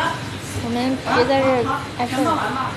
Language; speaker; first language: Chinese; native; Chinese